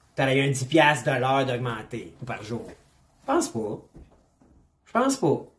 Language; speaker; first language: French; native; French